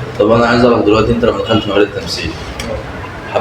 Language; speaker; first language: Arabic; native; Arabic